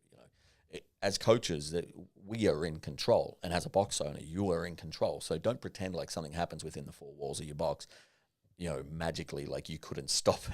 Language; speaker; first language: English; native; English